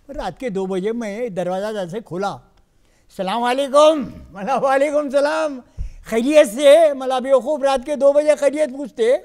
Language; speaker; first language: Hindi; non-native, local second language; Urdu